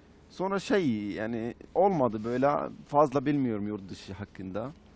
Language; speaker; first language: Turkish; non-native, fluent; Arabic